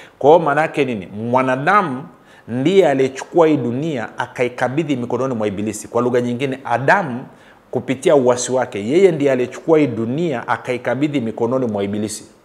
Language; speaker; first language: Swahili; native; Swahili